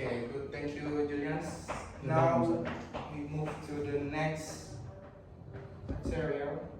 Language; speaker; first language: English; non-native, learner; Indonesian